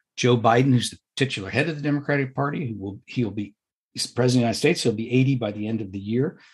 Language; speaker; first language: English; native; English